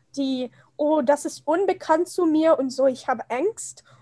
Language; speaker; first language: German; non-native, fluent; English